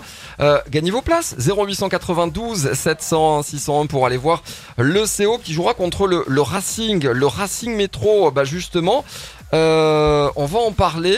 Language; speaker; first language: French; native; French